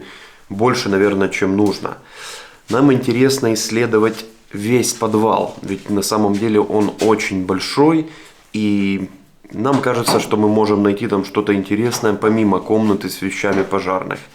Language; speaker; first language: Russian; native; Russian